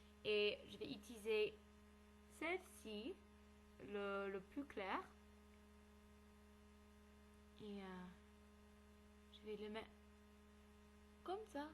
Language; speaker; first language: French; non-native, learner; English